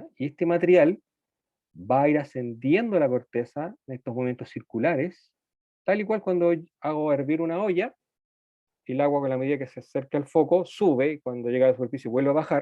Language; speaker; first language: Spanish; native; Spanish